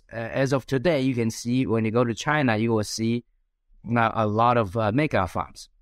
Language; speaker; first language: English; non-native, fluent; Chinese